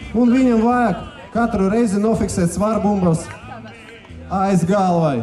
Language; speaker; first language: Latvian; non-native, local second language; Russian